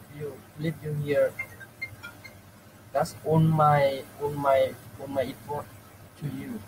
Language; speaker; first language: English; non-native, learner; Vietnamese